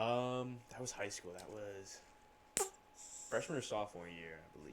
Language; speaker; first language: English; native; English